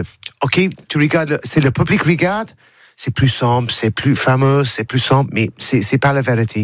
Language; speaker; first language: French; non-native, learner; English